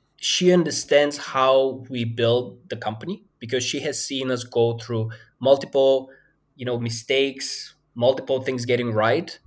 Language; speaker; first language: English; non-native, fluent; Bulgarian